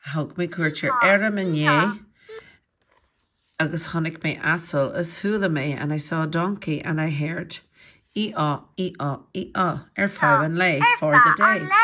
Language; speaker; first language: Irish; non-native, local second language; English